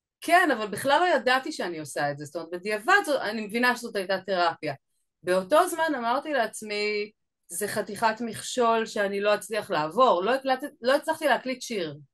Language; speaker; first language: Hebrew; early bilingual, other home language; Russian